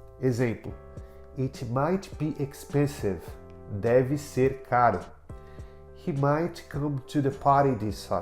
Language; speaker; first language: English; non-native, fluent; Portuguese